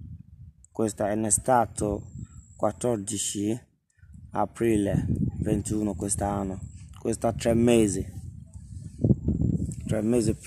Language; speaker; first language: Italian; non-native, learner; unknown